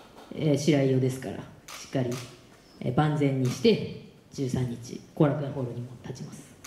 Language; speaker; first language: Japanese; native; Japanese